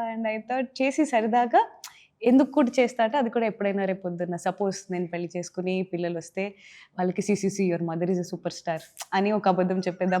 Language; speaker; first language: Telugu; native; Telugu